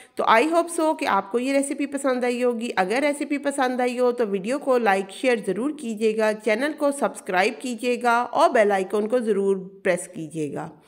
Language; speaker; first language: Urdu; native; Urdu